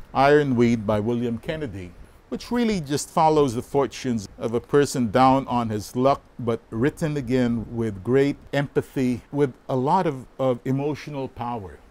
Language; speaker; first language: English; non-native, local second language; Filipino